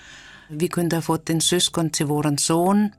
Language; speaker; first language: Swedish; non-native, fluent; Kalaallisut